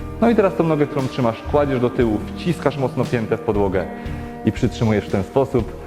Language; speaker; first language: Polish; native; Polish